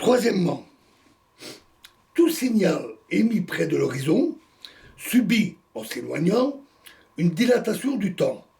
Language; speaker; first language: French; native; French